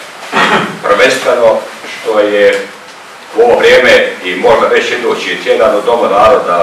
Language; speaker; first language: Croatian; native; Croatian